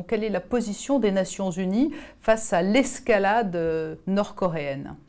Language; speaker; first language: French; native; French